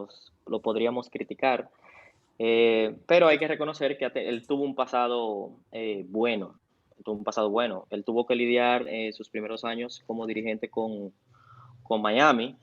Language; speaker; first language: Spanish; native; Spanish